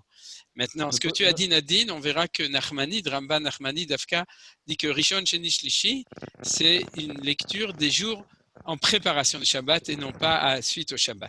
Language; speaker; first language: French; native; French